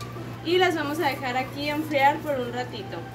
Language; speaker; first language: Spanish; native; Spanish